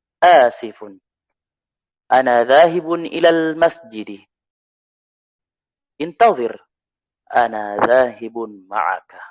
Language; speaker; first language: Arabic; non-native, fluent; Indonesian